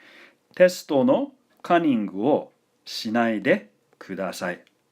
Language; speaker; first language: Japanese; non-native, fluent; English